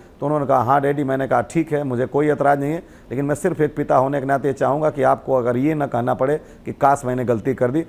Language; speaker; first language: Hindi; native; Hindi